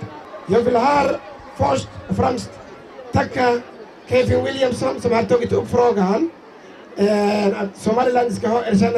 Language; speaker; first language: Swedish; non-native, learner; Somali